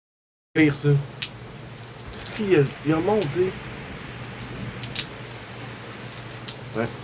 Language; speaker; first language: French; native; French